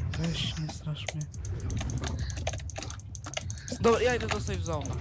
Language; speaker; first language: Polish; native; Polish